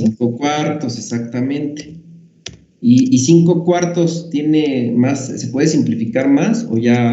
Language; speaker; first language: Spanish; native; Spanish